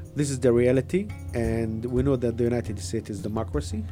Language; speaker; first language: English; non-native, fluent; Arabic